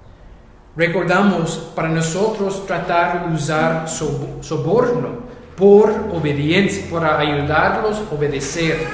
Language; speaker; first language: Spanish; non-native, fluent; English